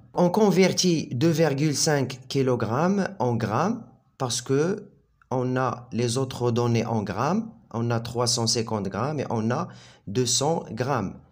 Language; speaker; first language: French; non-native, local second language; Arabic